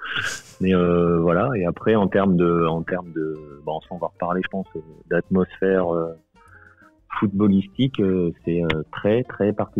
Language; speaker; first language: French; native; French